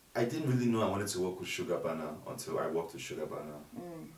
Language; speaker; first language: English; non-native, local second language; Yoruba